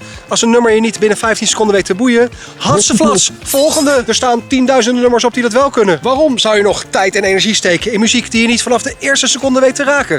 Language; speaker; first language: Dutch; native; Dutch